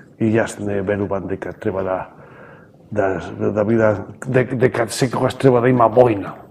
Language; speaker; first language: Macedonian; non-native, learner; Spanish